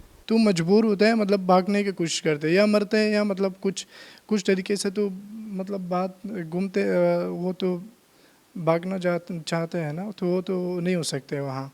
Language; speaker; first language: Hindi; non-native, learner; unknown